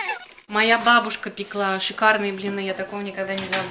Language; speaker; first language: Russian; native; Russian